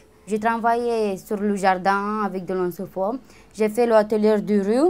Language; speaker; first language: French; non-native, learner; Romanian